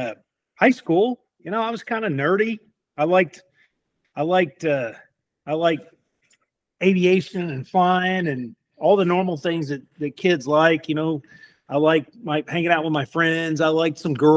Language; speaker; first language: English; native; English